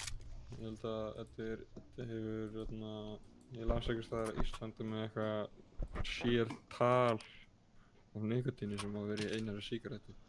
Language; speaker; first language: Icelandic; non-native, learner; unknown